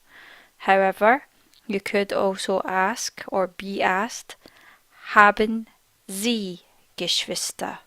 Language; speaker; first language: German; non-native, fluent; English